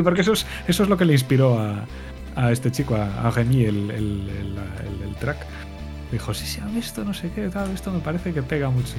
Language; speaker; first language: Spanish; native; Spanish